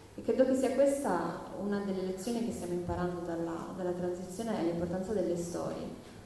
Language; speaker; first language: Italian; non-native, fluent; English